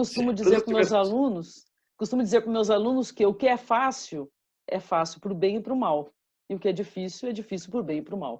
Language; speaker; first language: Portuguese; native; Portuguese